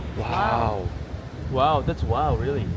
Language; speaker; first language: English; non-native, learner; Korean